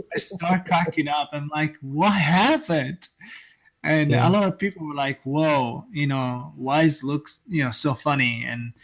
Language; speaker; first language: English; non-native, fluent; Italian